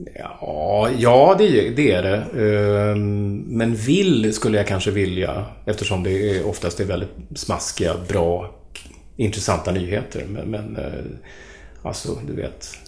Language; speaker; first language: Swedish; native; Swedish